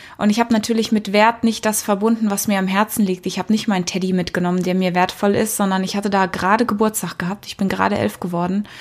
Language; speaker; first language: German; early bilingual, heritage; German